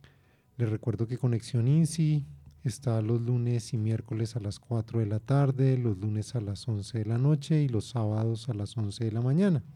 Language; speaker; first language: Spanish; native; Spanish